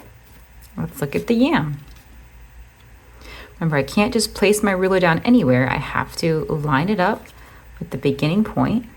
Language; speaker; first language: English; native; English